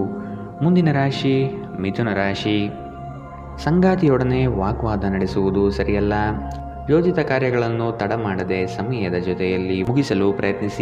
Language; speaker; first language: Kannada; native; Kannada